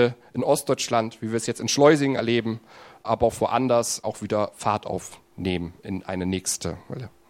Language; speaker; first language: German; native; German